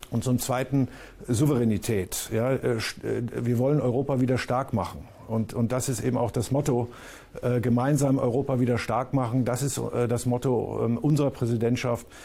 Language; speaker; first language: German; native; German